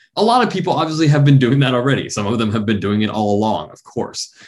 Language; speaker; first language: English; native; English